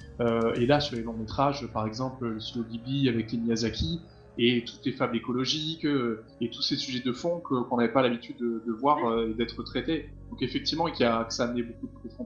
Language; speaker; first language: French; native; French